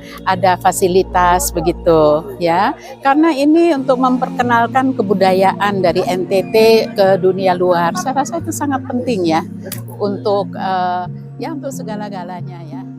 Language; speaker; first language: Indonesian; non-native, fluent; English